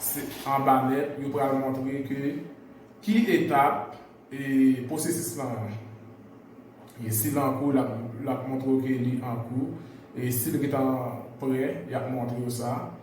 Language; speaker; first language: French; non-native, learner; Haitian Creole